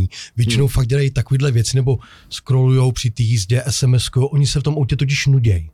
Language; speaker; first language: Czech; native; Czech